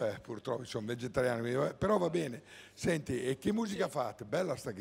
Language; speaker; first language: Italian; native; Italian